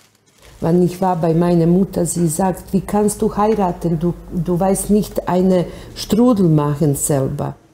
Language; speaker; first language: German; non-native, learner; Bosnian